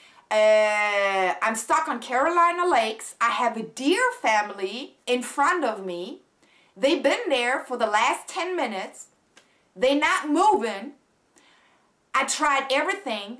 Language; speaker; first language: English; non-native, fluent; German